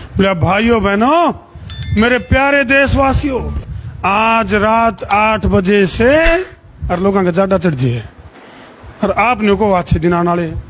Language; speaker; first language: Hindi; native; Hindi